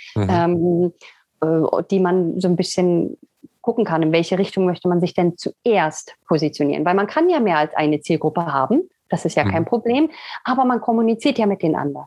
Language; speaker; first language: German; native; German